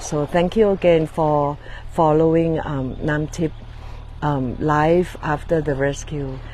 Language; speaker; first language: English; non-native, fluent; Thai